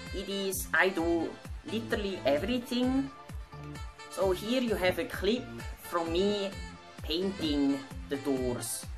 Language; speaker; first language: English; non-native, learner; Swiss German